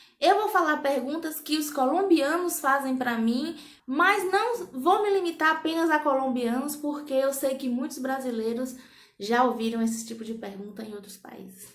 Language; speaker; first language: Portuguese; native; Portuguese